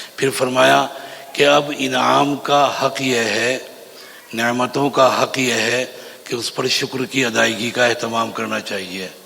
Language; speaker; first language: Urdu; native; Urdu